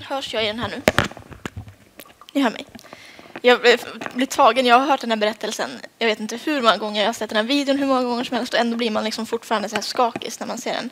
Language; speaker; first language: Swedish; native; Swedish